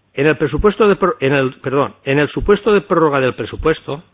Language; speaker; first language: Spanish; non-native, local second language; Catalan